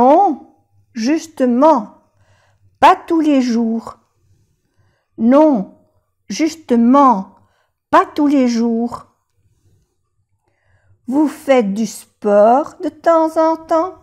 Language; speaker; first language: French; non-native, fluent; Spanish